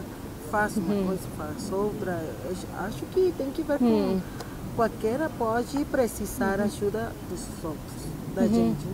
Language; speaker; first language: Portuguese; non-native, fluent; Spanish